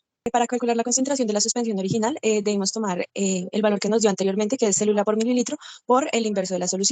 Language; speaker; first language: Spanish; native; Spanish